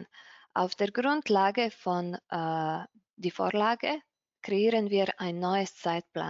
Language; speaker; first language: German; non-native, fluent; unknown